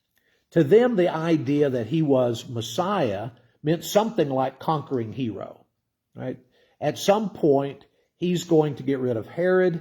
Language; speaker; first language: English; native; English